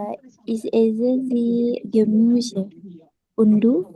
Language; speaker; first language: German; non-native, learner; Indonesian